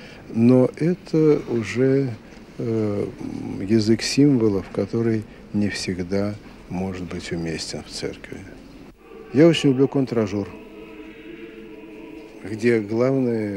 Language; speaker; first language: Russian; native; Russian